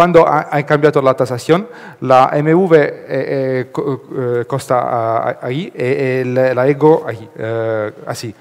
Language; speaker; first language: Spanish; non-native, learner; Italian